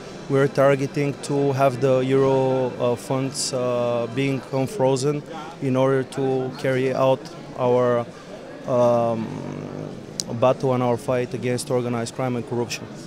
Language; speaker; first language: English; non-native, fluent; Bulgarian